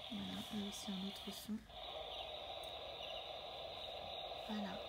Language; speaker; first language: French; native; French